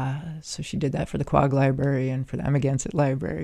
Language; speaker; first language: English; native; English